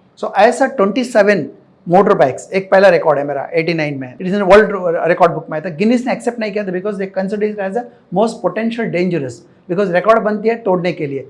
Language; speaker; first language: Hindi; non-native, local second language; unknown